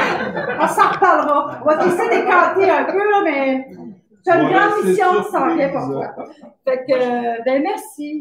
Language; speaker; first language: French; native; French